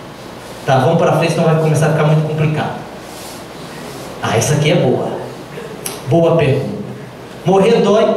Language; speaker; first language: Portuguese; native; Portuguese